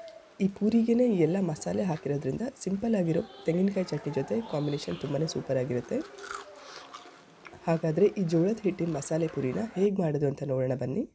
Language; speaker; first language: Kannada; native; Kannada